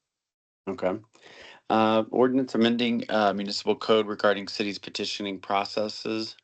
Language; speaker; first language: English; native; English